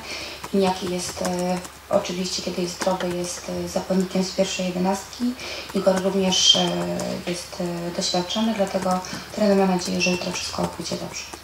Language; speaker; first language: Polish; native; Polish